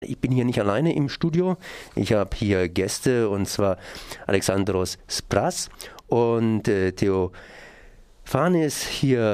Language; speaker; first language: German; native; German